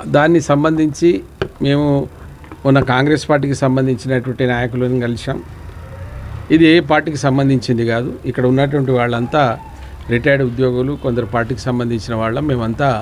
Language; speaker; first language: Telugu; non-native, local second language; Lambadi